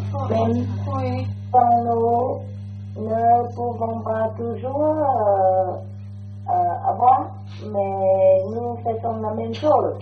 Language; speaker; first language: French; non-native, learner; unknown